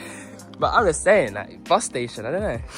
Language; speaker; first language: English; native; English